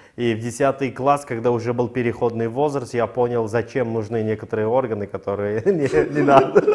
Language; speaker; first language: Russian; non-native, local second language; Tajik